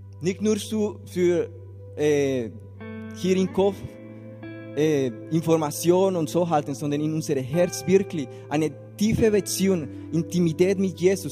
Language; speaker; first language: German; non-native, learner; Spanish